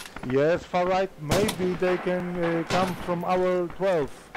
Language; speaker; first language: English; non-native, learner; Polish